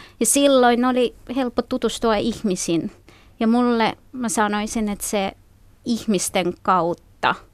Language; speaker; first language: Finnish; non-native, fluent; Russian